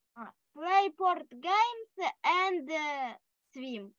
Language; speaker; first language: English; non-native, learner; Ukrainian